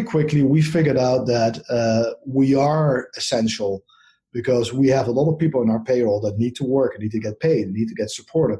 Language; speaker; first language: English; non-native, fluent; Dutch